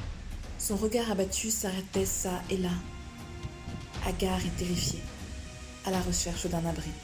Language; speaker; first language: French; native; French